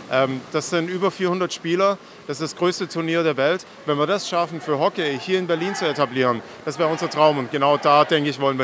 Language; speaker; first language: German; native; German